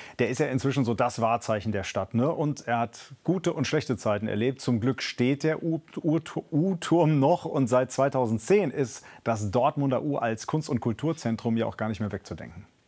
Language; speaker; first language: German; native; German